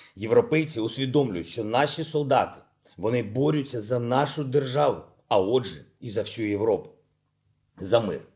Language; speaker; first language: Ukrainian; non-native, local second language; Russian